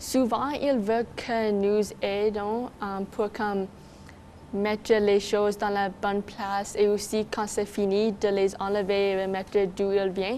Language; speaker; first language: French; non-native, local second language; English